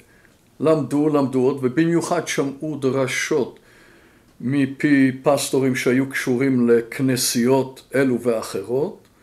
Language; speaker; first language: Hebrew; non-native, fluent; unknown